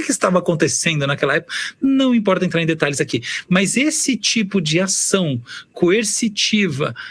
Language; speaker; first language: Portuguese; native; Portuguese